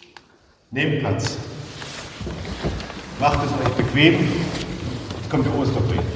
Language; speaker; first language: German; native; German